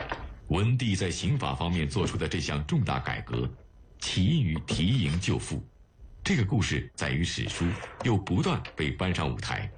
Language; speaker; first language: Chinese; native; Chinese